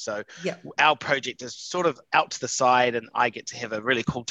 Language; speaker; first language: English; native; English